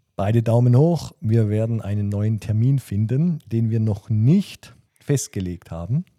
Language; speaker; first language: German; native; German